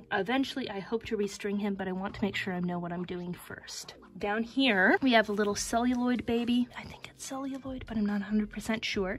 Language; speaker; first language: English; native; English